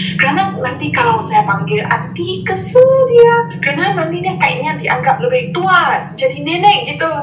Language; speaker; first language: Indonesian; non-native, fluent; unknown